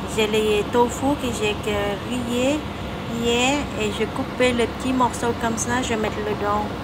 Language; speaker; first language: French; non-native, learner; Vietnamese